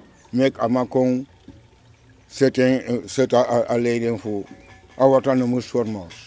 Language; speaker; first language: Dutch; non-native, local second language; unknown